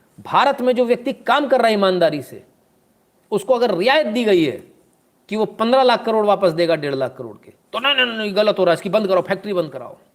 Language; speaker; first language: Hindi; native; Hindi